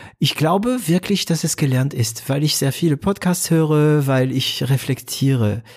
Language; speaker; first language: German; non-native, fluent; French